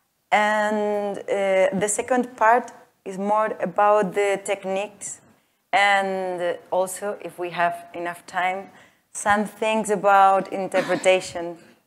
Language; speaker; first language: English; non-native, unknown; Spanish